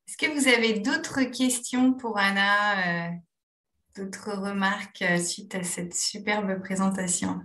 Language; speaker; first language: French; native; French